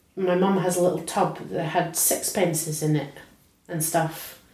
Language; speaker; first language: English; native; English